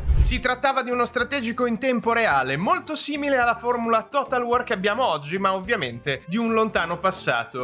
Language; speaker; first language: Italian; native; Italian